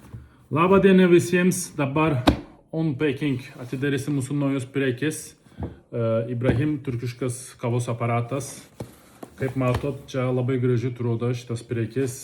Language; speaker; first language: Lithuanian; non-native, learner; Turkish